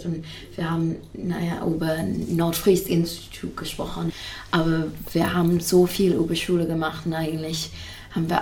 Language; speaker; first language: German; non-native, fluent; English